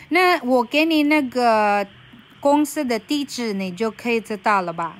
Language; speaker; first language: Chinese; non-native, fluent; Filipino